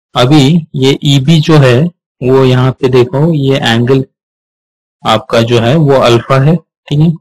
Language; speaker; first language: Hindi; non-native, local second language; Marathi